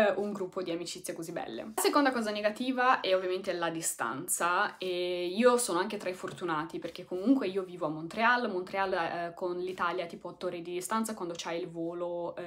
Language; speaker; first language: Italian; native; Italian